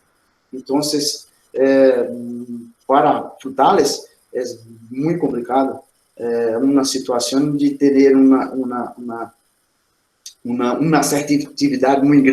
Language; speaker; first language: Spanish; non-native, fluent; Portuguese